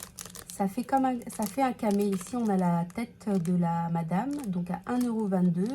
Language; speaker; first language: French; native; French